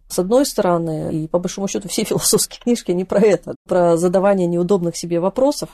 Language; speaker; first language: Russian; native; Russian